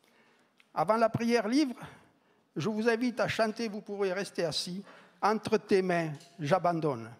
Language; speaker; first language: French; native; French